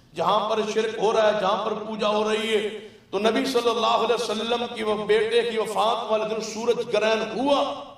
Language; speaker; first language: Urdu; non-native, local second language; Punjabi